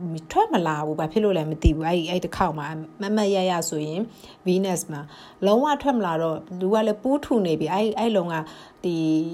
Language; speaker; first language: Burmese; native; Burmese